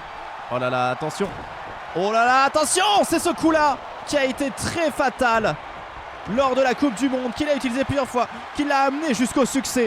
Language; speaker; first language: French; native; French